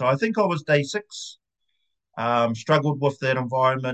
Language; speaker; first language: English; native; English